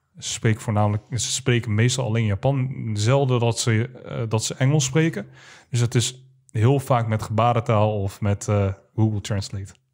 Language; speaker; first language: Dutch; early bilingual, other home language; Arabic